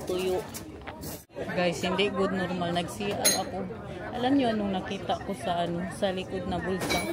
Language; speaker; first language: Filipino; non-native, local second language; Cebuano